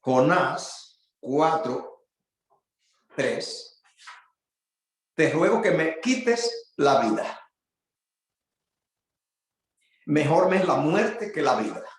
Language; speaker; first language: Spanish; native; Spanish